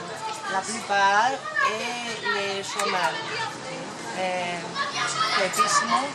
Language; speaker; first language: French; non-native, learner; Greek